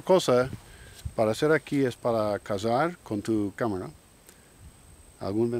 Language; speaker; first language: Spanish; non-native, learner; English